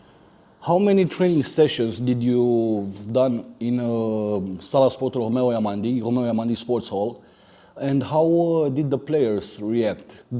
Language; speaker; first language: English; non-native, fluent; Romanian